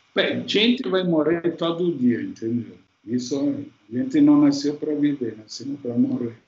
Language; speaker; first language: Portuguese; non-native, fluent; Italian